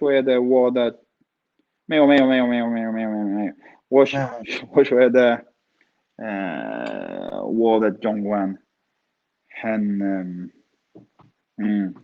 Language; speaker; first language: Chinese; non-native, learner; Swedish